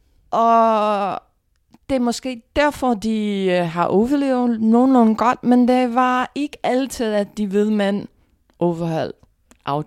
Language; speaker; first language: Danish; non-native, fluent; English